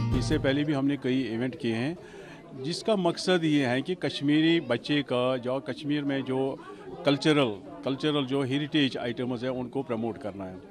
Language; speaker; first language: Hindi; non-native, local second language; Kashmiri